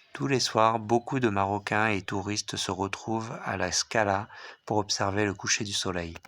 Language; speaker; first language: French; native; French